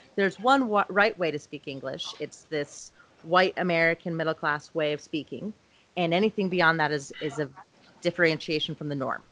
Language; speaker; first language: English; native; English